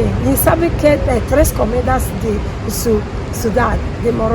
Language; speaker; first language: Spanish; non-native, learner; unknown